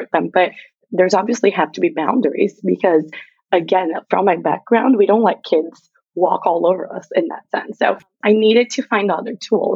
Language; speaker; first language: English; non-native, fluent; Portuguese